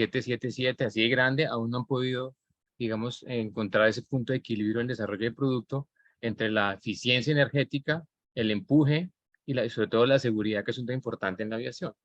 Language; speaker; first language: Spanish; native; Spanish